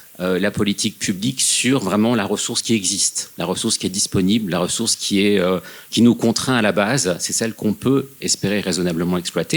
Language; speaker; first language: French; native; French